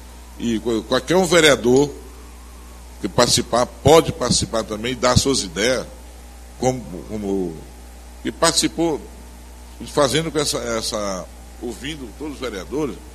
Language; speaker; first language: Portuguese; native; Portuguese